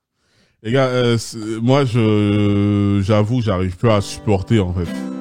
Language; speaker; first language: French; native; French